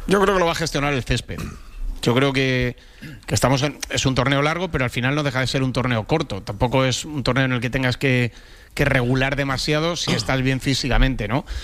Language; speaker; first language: Spanish; native; Spanish